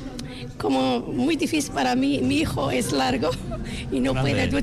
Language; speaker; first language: Spanish; non-native, learner; Arabic